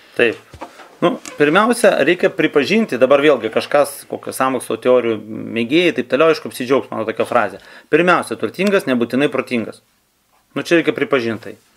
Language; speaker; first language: Lithuanian; non-native, local second language; Russian